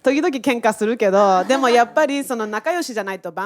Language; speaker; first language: Japanese; native; Japanese